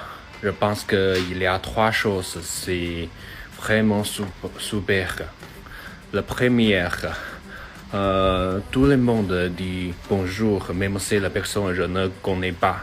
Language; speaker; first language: French; non-native, learner; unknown